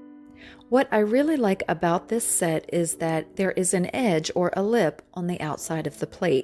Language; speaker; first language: English; native; English